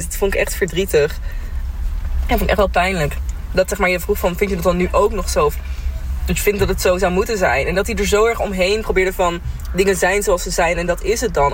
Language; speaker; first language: Dutch; native; Dutch